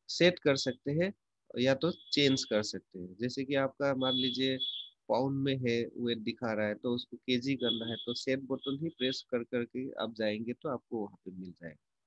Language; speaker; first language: Hindi; non-native, local second language; Assamese